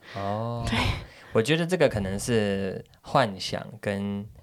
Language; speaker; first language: Chinese; native; Chinese